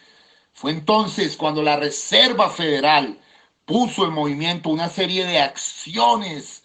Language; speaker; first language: Spanish; native; Spanish